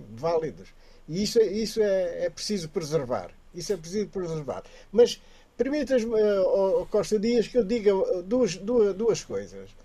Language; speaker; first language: Portuguese; native; Portuguese